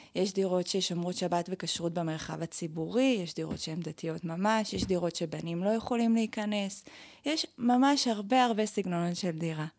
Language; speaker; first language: Hebrew; native; Hebrew